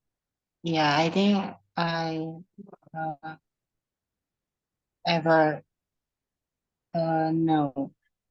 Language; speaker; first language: English; non-native, learner; Indonesian